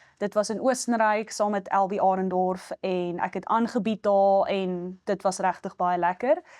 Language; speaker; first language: Afrikaans; native; Afrikaans